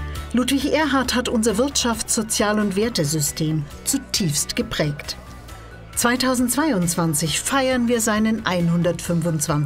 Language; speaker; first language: German; native; German